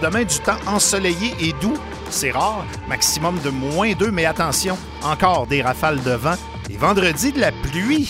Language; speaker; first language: French; native; French